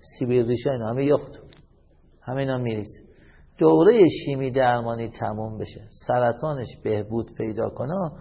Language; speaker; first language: Persian; native; Persian